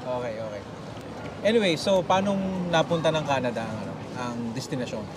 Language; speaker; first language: Filipino; non-native, local second language; Pampanga